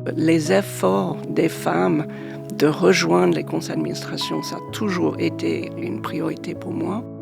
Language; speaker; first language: French; non-native, fluent; English